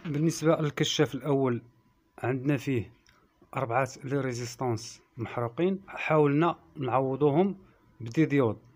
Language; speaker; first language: Arabic; native; Arabic